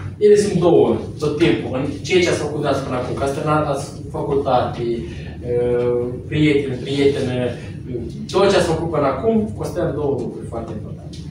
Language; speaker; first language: Romanian; non-native, local second language; Russian